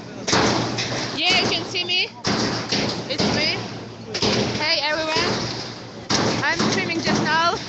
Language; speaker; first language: English; non-native, fluent; Ukrainian